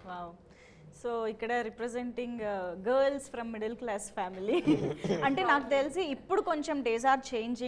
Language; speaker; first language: Telugu; native; Telugu